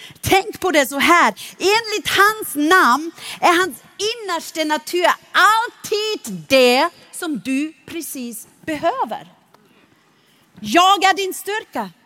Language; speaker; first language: Swedish; non-native, fluent; German